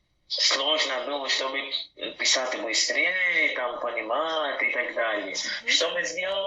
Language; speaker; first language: Russian; non-native, learner; Portuguese